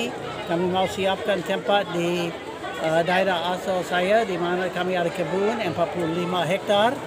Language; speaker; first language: Indonesian; non-native, fluent; English